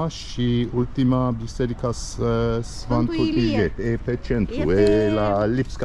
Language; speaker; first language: Romanian; non-native, learner; English